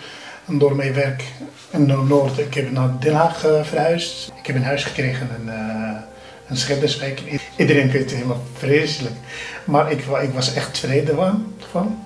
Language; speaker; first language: Dutch; non-native, fluent; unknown